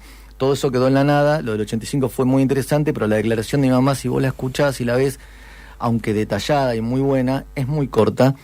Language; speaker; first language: Spanish; native; Spanish